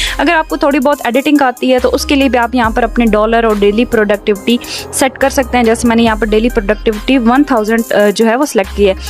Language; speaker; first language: Urdu; non-native, local second language; Punjabi